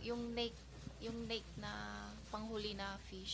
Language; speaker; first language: Filipino; non-native, learner; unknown